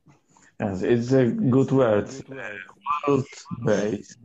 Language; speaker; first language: English; non-native, learner; Polish